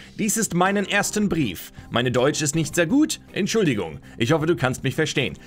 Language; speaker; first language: German; native; German